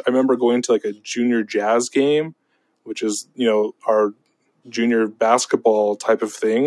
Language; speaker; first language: English; native; English